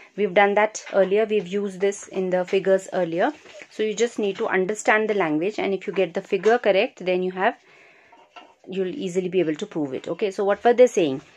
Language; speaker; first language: English; non-native, local second language; Hindi